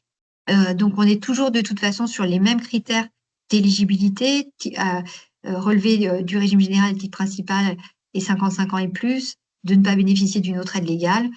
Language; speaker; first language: French; native; French